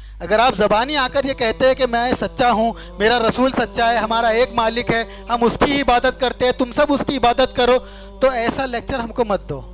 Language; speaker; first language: Urdu; native; Urdu